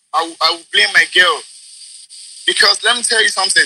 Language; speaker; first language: English; non-native, local second language; Yoruba